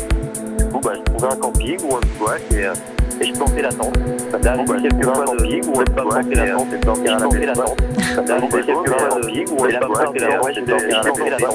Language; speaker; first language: French; native; French